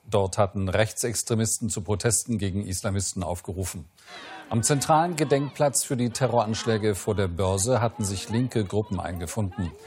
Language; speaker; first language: German; native; German